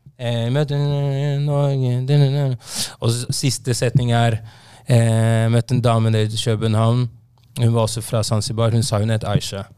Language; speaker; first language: Norwegian; native; Norwegian